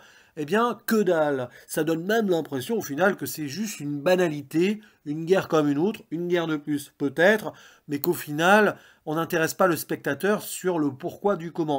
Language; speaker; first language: French; native; French